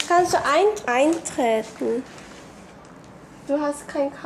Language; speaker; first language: German; non-native, learner; Korean